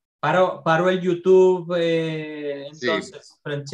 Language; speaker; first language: Italian; non-native, learner; Spanish